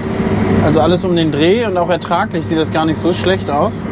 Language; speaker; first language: German; native; German